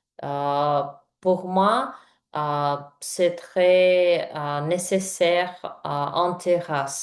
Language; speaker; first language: French; non-native, learner; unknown